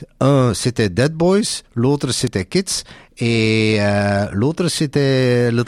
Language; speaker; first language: French; non-native, local second language; Dutch